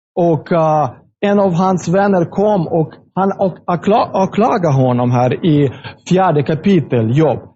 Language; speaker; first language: Swedish; non-native, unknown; Russian